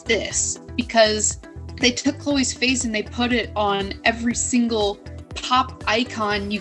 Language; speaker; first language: English; native; English